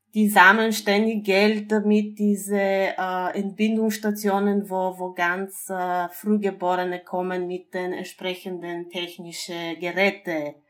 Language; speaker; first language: German; non-native, fluent; Bulgarian